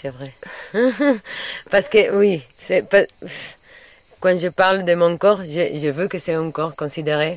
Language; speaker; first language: French; non-native, fluent; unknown